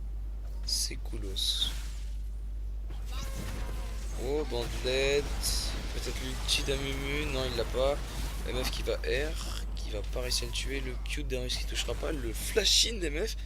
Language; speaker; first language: French; native; French